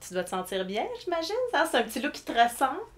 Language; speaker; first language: French; native; French